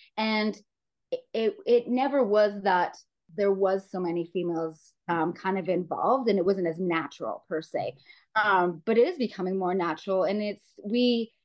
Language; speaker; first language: English; native; English